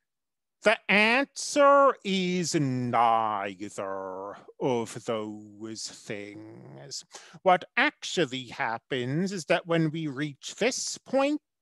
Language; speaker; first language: English; native; English